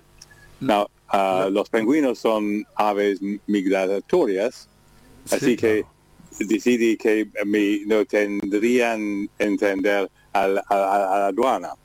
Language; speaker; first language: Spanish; non-native, learner; English